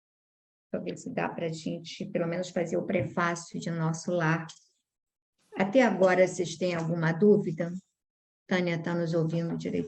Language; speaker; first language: Portuguese; native; Portuguese